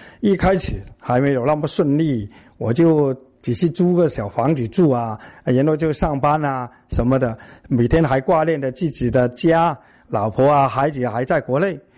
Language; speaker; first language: Chinese; native; Chinese